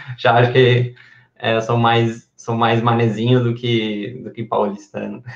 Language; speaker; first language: Portuguese; non-native, fluent; Spanish